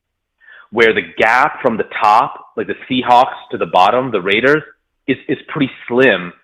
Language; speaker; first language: English; native; English